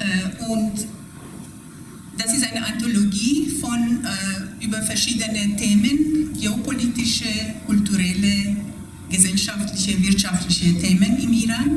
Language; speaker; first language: German; non-native, fluent; Persian